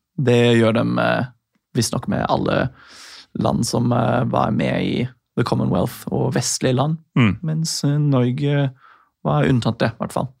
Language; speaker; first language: Norwegian; non-native, fluent; English